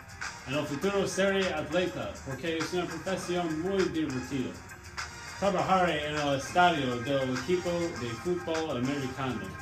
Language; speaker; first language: Spanish; non-native, learner; English